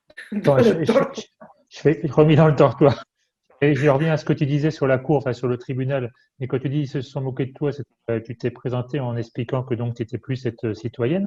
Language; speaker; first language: French; native; French